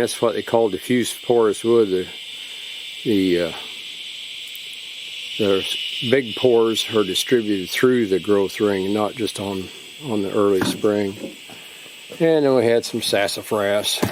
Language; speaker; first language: English; native; English